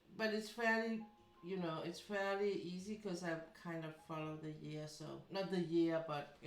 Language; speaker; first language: English; non-native, fluent; Danish